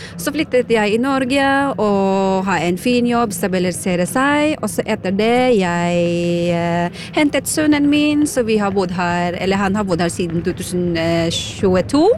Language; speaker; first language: Norwegian; non-native, fluent; Filipino